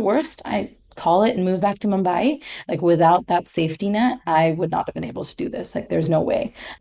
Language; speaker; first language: English; non-native, local second language; Hindi